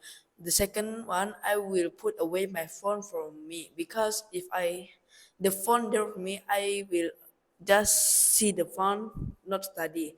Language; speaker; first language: English; non-native, learner; Indonesian